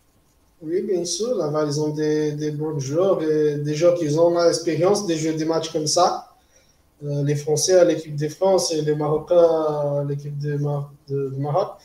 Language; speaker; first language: French; non-native, fluent; Portuguese